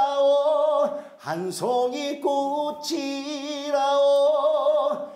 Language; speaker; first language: Korean; native; Korean